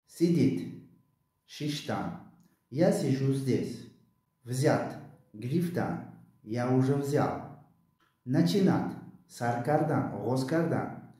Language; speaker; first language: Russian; non-native, local second language; Tajik